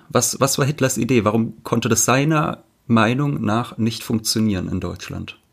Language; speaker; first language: German; native; German